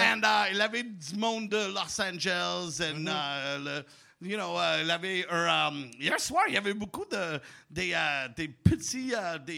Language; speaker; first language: French; native; French